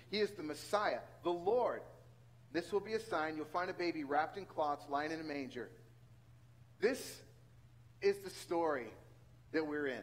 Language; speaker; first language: English; native; English